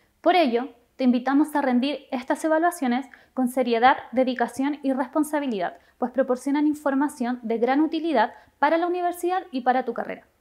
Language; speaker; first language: Spanish; native; Spanish